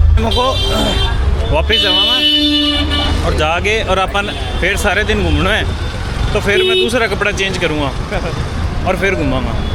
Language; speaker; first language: Hindi; native; Hindi